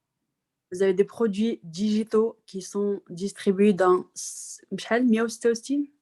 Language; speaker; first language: French; non-native, local second language; Arabic